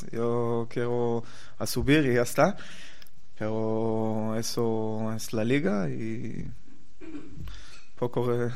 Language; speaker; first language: Spanish; non-native, learner; Hebrew